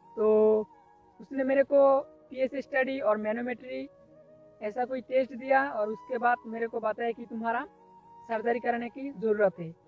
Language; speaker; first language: Hindi; non-native, local second language; Assamese